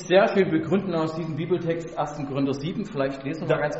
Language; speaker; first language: German; native; German